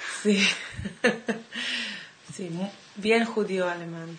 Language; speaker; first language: Spanish; non-native, fluent; Hebrew